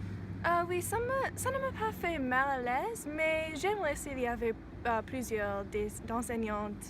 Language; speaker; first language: French; non-native, learner; English